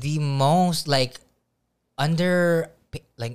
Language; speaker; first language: English; early bilingual, other home language; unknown